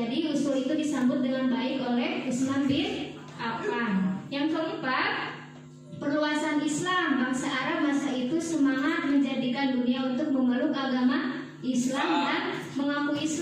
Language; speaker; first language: Indonesian; native; Indonesian